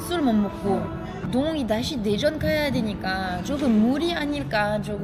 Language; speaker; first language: Korean; non-native, fluent; French